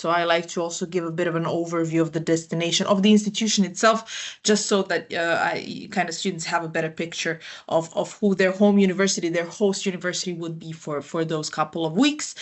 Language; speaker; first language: English; non-native, fluent; Croatian